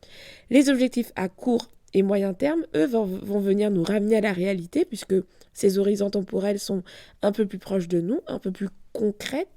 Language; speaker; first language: French; native; French